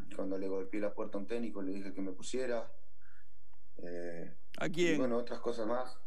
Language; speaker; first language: Spanish; native; Spanish